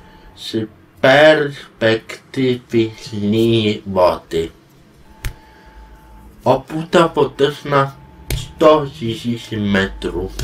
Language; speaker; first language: Polish; non-native, learner; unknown